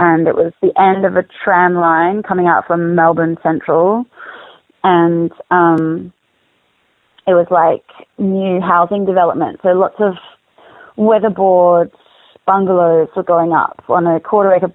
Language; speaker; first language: English; native; English